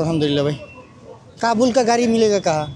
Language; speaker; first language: Hindi; non-native, local second language; Bangla